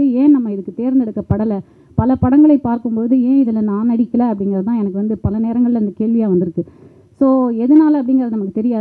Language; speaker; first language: Tamil; native; Tamil